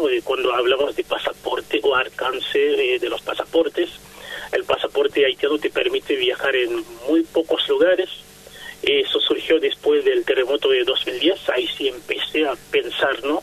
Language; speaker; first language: Spanish; non-native, fluent; Haitian Creole